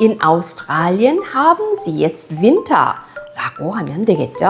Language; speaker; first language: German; non-native, fluent; Korean